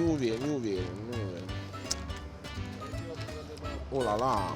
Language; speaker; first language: Russian; non-native, fluent; Italian